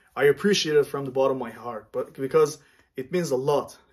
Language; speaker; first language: English; non-native, fluent; Armenian